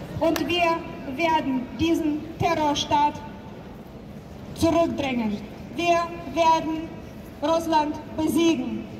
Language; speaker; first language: German; non-native, fluent; Ukrainian